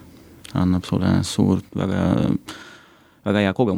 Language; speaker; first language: Estonian; non-native, local second language; Russian